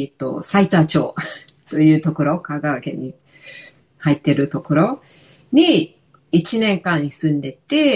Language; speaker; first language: Japanese; non-native, fluent; English